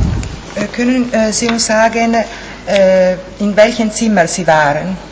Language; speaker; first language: German; non-native, fluent; Italian